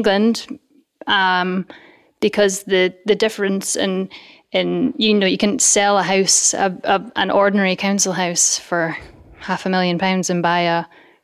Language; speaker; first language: English; native; English